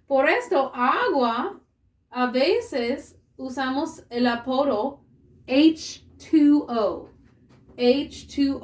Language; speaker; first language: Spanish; non-native, learner; English